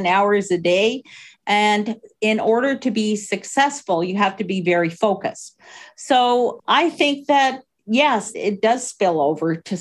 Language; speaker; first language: English; native; English